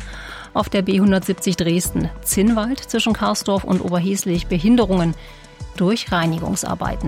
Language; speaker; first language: German; native; German